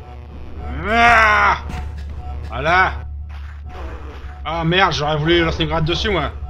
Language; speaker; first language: French; native; French